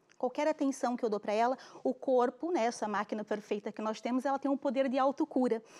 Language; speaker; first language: Portuguese; native; Portuguese